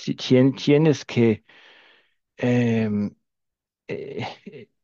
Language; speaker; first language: Spanish; non-native, fluent; Danish